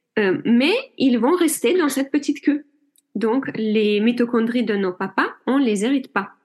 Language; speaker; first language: French; non-native, fluent; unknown